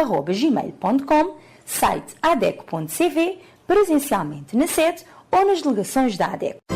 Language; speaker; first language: Portuguese; non-native, local second language; Kabuverdianu